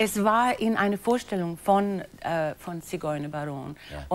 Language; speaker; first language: German; non-native, fluent; English